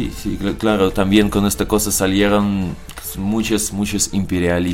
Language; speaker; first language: Spanish; non-native, learner; Russian